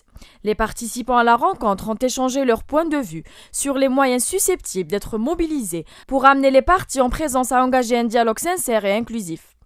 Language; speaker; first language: French; non-native, local second language; Arabic